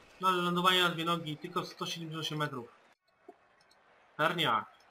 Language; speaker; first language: Polish; native; Polish